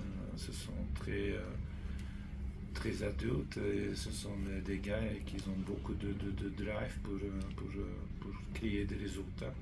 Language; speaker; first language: French; non-native, fluent; Dutch